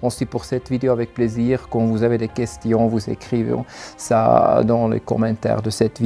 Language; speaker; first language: French; non-native, learner; German